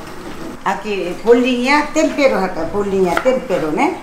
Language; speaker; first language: Portuguese; non-native, local second language; Korean